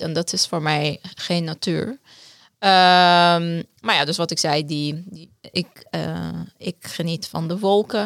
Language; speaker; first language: Dutch; non-native, fluent; Persian